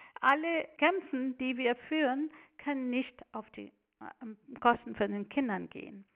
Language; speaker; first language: German; non-native, fluent; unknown